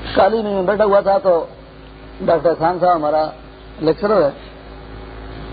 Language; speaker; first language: Urdu; non-native, local second language; Pashto